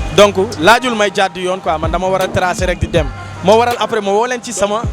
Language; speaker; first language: Wolof; non-native, local second language; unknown